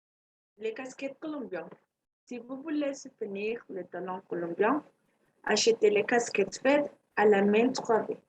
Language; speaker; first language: French; non-native, learner; Spanish